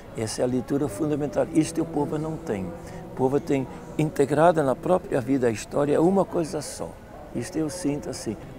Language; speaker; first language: Portuguese; non-native, fluent; Dutch